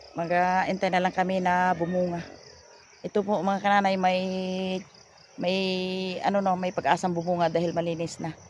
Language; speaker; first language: Filipino; native; Filipino